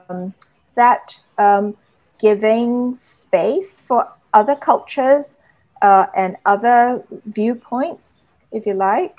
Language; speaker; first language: English; native; English